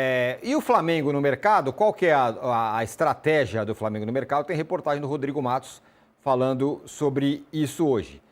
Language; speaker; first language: Portuguese; native; Portuguese